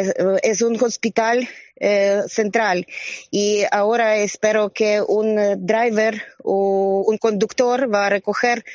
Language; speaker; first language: Spanish; non-native, learner; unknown